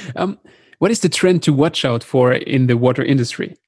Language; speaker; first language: English; non-native, fluent; French